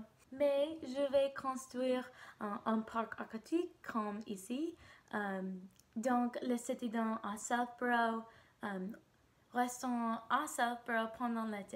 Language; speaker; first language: French; non-native, learner; English